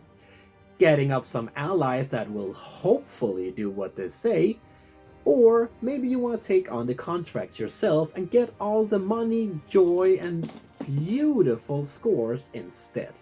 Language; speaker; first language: English; non-native, fluent; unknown